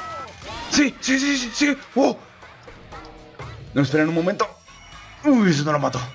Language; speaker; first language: Spanish; native; Spanish